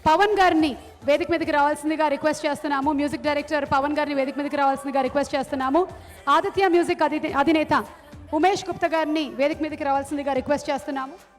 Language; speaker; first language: Telugu; native; Telugu